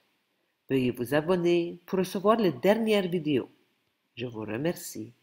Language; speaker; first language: French; non-native, local second language; Ukrainian